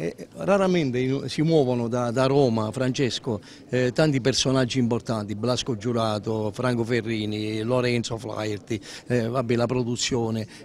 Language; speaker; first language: Italian; native; Italian